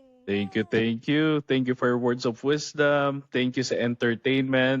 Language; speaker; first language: English; non-native, local second language; Filipino